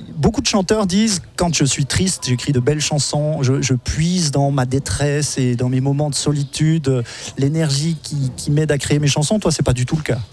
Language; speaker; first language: French; native; French